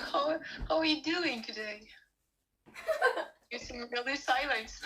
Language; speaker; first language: English; non-native, learner; French